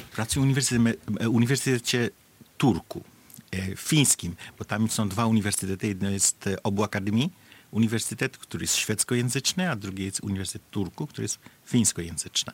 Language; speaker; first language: Polish; non-native, fluent; Bangla